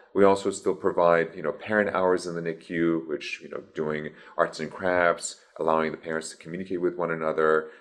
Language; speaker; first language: English; early bilingual, other home language; Persian